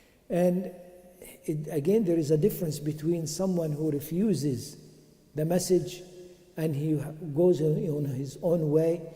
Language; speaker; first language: English; non-native, fluent; Arabic